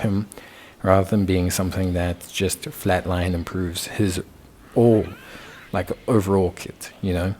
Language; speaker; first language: English; native; English